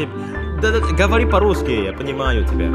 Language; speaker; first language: Russian; non-native, learner; Indonesian